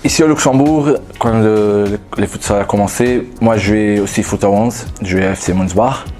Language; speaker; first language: French; non-native, fluent; Portuguese